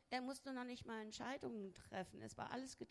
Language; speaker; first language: German; non-native, fluent; Spanish